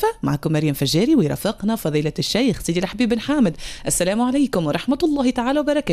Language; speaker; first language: Arabic; native; Arabic